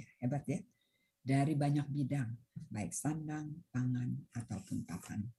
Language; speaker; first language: Indonesian; native; Indonesian